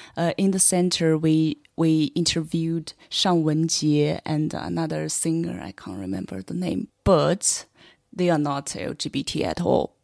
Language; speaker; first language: English; non-native, fluent; Chinese